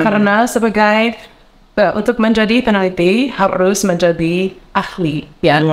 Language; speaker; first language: Indonesian; non-native, learner; English